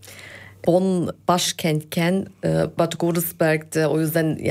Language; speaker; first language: Turkish; early bilingual, heritage; Turkish